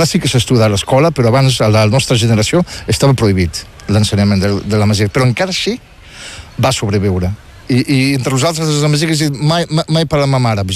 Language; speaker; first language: Catalan; non-native, fluent; Riffian